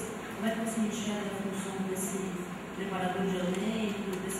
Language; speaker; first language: Portuguese; native; Portuguese